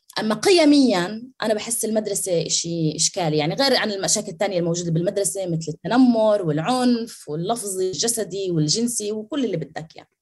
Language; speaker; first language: Arabic; native; Arabic